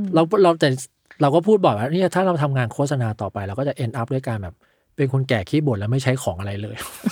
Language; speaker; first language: Thai; early bilingual, other home language; Chinese